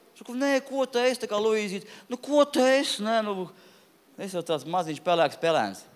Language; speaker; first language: Latvian; non-native, local second language; Russian